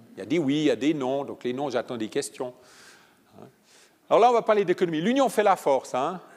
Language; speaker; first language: French; early bilingual, other home language; Italian